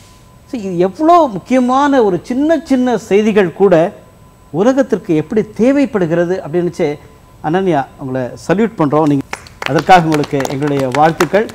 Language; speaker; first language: Tamil; native; Tamil